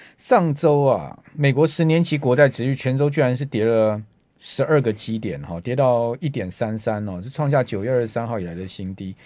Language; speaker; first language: Chinese; native; Chinese